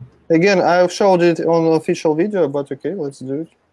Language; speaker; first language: English; non-native, fluent; Russian